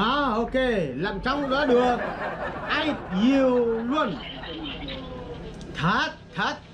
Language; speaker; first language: Vietnamese; non-native, learner; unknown